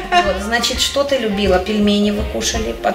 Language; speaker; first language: Russian; native; Russian